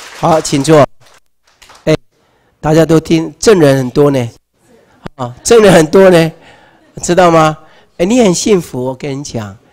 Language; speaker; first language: Chinese; native; Chinese